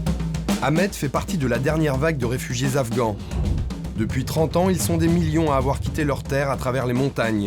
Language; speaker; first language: French; native; French